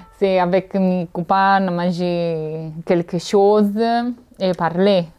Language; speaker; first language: French; non-native, learner; Italian